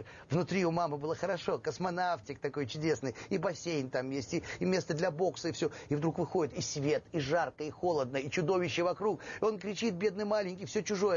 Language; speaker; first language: Russian; native; Russian